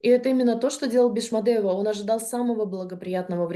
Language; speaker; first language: Russian; native; Russian